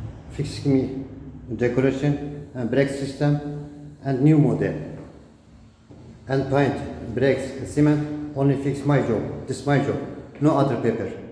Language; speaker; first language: English; non-native, learner; Turkish